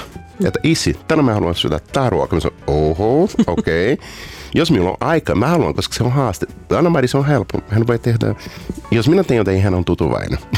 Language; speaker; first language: Finnish; non-native, learner; Portuguese